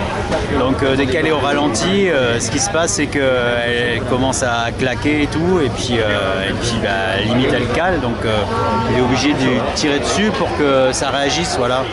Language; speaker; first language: French; native; French